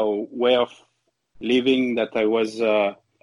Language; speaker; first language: English; non-native, fluent; French